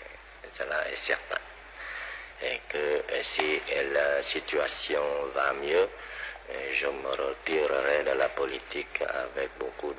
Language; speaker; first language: French; non-native, local second language; Vietnamese